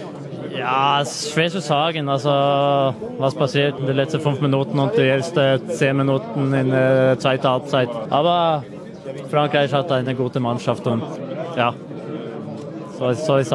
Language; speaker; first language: German; non-native, fluent; Norwegian